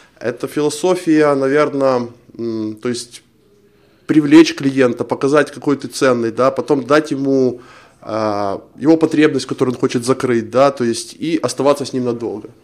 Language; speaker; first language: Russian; non-native, local second language; Ukrainian